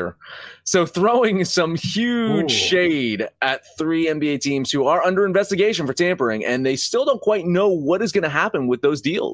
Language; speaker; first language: English; native; English